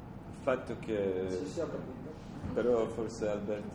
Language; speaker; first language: Italian; non-native, learner; English